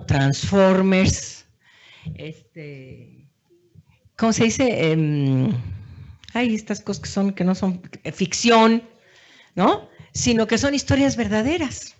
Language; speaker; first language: Spanish; native; Spanish